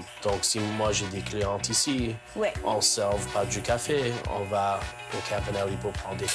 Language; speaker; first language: French; non-native, local second language; English